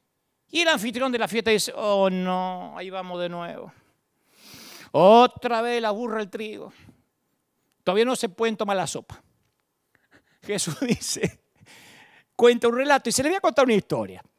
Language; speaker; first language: Spanish; native; Spanish